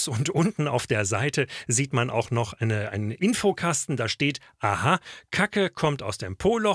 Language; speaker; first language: German; native; German